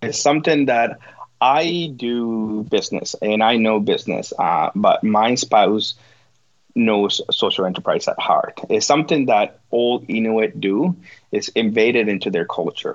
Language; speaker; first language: English; non-native, fluent; Spanish